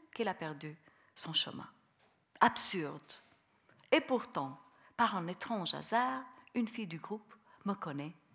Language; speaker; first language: French; non-native, fluent; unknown